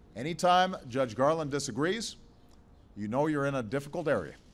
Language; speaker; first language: English; native; English